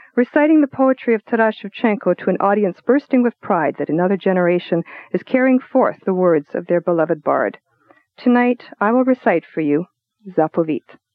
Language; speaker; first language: English; native; English